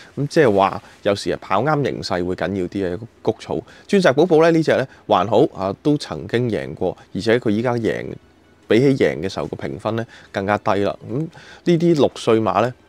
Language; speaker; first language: Chinese; non-native, local second language; Cantonese